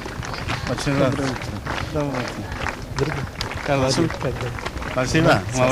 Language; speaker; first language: Russian; non-native, local second language; Turkmen